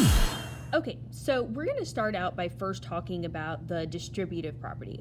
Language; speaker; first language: English; native; English